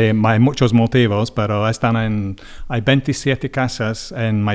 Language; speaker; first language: Spanish; non-native, learner; English